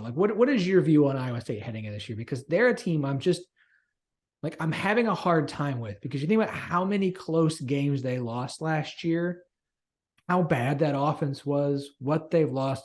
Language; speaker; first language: English; native; English